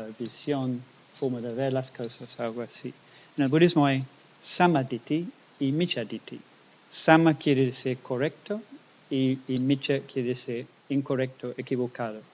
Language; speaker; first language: Spanish; non-native, fluent; English